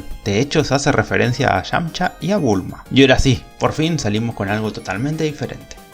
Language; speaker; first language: Spanish; native; Spanish